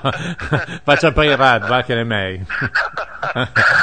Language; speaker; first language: Italian; native; Italian